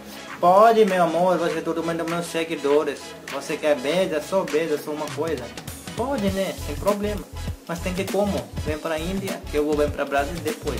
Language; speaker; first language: Portuguese; non-native, learner; Hindi